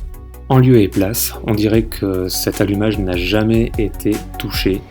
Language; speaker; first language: French; native; French